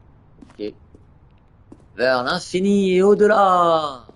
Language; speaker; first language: French; native; French